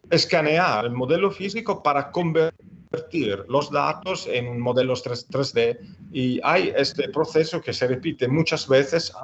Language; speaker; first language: Spanish; non-native, fluent; Italian